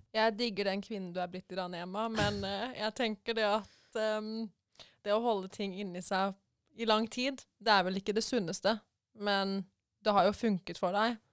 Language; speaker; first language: Norwegian; early bilingual, other home language; Persian